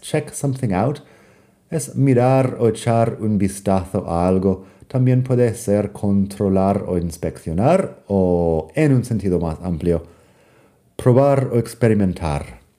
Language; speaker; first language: Spanish; non-native, fluent; English